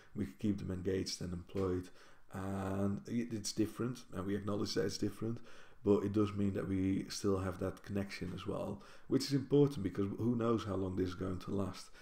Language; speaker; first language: English; non-native, fluent; Dutch